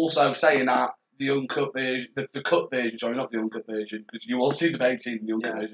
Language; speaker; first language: English; native; English